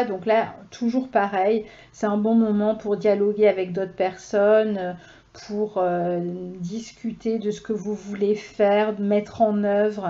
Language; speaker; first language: French; native; French